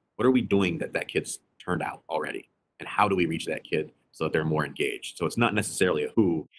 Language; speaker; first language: English; native; English